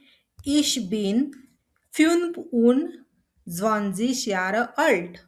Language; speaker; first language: German; non-native, learner; Marathi